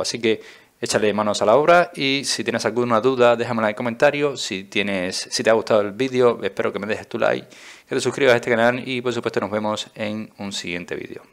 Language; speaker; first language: Spanish; native; Spanish